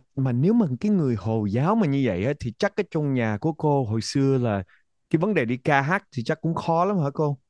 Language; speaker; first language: Vietnamese; early bilingual, heritage; Vietnamese